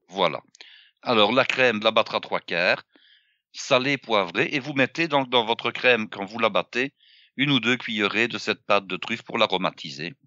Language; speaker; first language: French; native; French